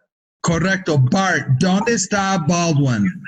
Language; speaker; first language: Spanish; non-native, fluent; English